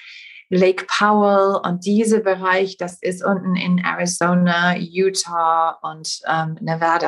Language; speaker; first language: German; non-native, fluent; English